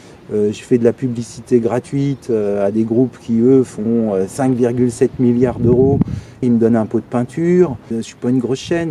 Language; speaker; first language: French; native; French